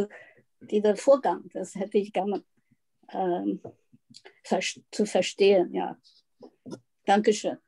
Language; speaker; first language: German; non-native, fluent; Chinese